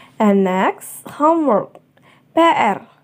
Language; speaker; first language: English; non-native, fluent; Indonesian